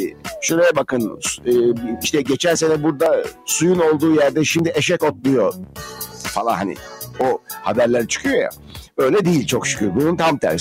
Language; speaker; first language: Turkish; native; Turkish